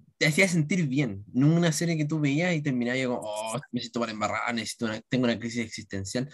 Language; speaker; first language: Spanish; native; Spanish